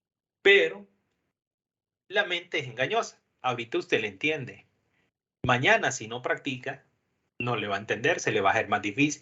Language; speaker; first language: Spanish; native; Spanish